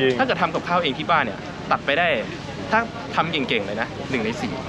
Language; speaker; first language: Thai; native; Thai